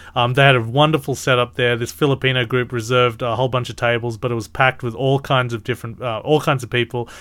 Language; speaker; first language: English; early bilingual, other home language; Filipino